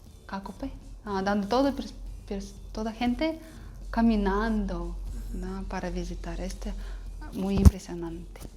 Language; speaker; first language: Spanish; non-native, learner; Russian